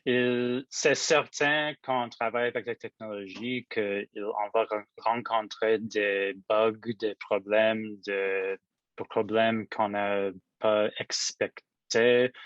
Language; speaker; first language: French; non-native, local second language; English